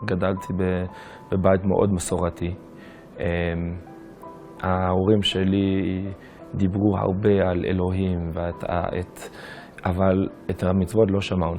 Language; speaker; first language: Hebrew; non-native, fluent; English